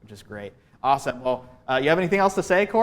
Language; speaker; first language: English; native; English